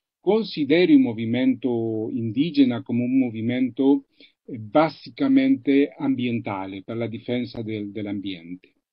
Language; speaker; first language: Italian; non-native, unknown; Spanish